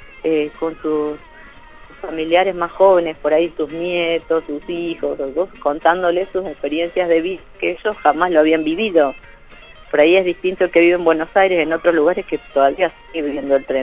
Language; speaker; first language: Spanish; native; Spanish